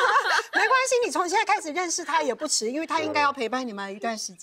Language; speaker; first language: Chinese; native; Chinese